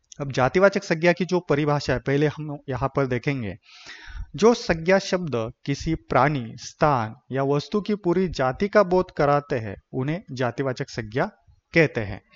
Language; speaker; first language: Hindi; non-native, local second language; Marathi